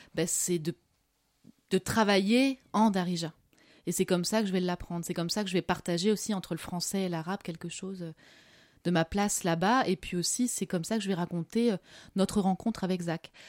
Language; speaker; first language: French; native; French